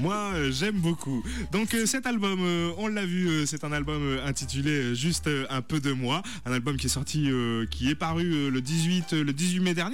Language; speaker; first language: French; native; French